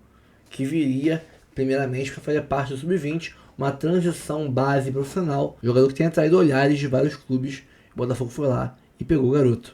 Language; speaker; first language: Portuguese; native; Portuguese